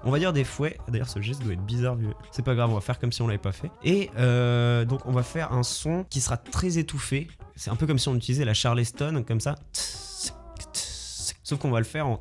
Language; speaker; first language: French; native; French